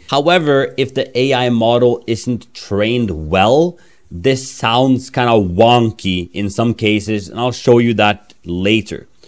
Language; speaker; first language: English; non-native, fluent; Norwegian